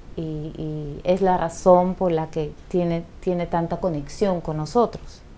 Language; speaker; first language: Spanish; non-native, fluent; Dutch